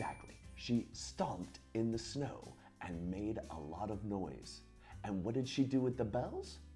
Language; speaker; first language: English; native; English